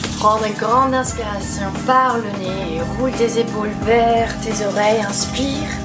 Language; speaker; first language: French; non-native, fluent; German